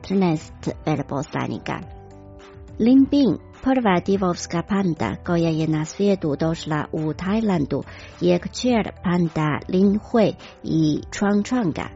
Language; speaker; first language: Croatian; non-native, fluent; Chinese